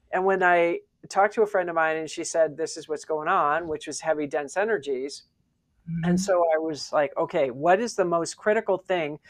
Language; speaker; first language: English; native; English